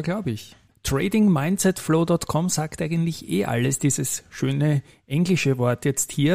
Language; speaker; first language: German; native; German